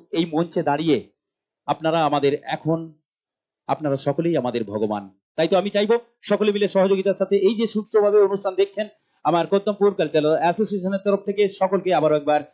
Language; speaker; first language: Bangla; non-native, local second language; Santali